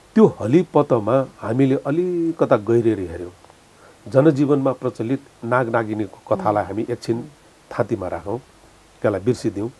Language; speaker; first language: Nepali; non-native, local second language; Newari